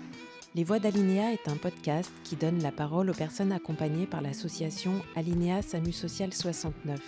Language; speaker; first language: French; native; French